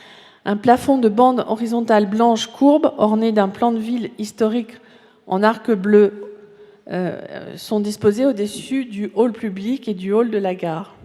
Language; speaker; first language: French; native; French